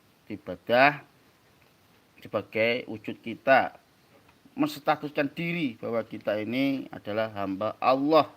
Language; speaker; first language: Indonesian; native; Indonesian